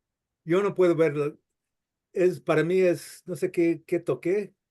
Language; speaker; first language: Spanish; non-native, fluent; English